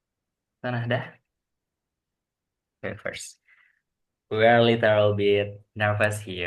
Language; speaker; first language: English; non-native, learner; Indonesian